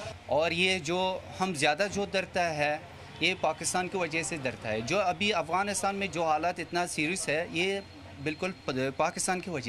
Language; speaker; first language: Hindi; non-native, learner; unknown